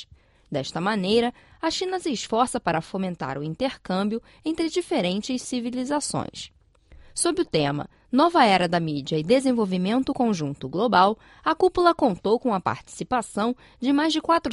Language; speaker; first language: Portuguese; non-native, fluent; Chinese